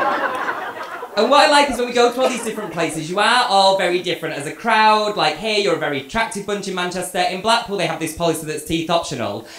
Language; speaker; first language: English; native; English